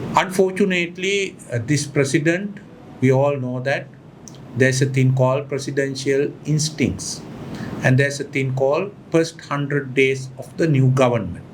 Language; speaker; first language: English; non-native, local second language; Sinhala